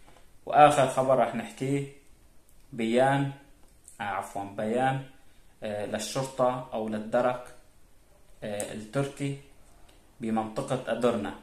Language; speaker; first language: Arabic; native; Arabic